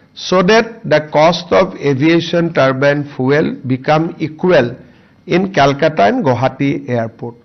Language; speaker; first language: English; non-native, local second language; Assamese